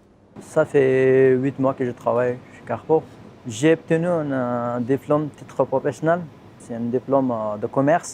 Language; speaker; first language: French; non-native, learner; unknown